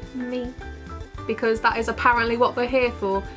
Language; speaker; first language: English; native; English